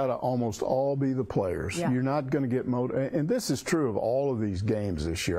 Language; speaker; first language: English; native; English